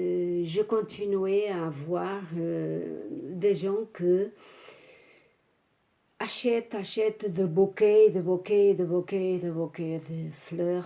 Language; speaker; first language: French; non-native, fluent; Portuguese